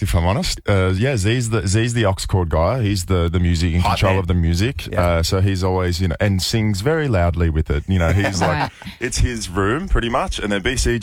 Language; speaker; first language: English; native; English